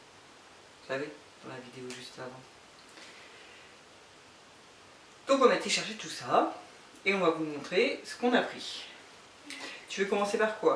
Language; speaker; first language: French; native; French